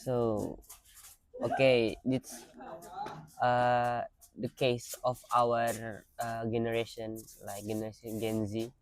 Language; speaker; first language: English; non-native, learner; Indonesian